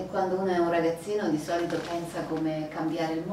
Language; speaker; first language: Italian; native; Italian